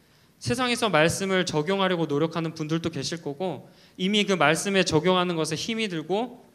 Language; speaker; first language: Korean; native; Korean